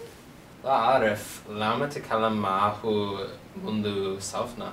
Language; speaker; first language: Arabic; non-native, learner; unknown